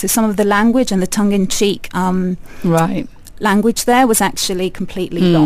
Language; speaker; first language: English; native; English